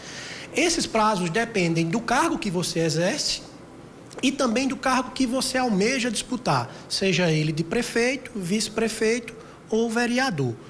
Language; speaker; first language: Portuguese; native; Portuguese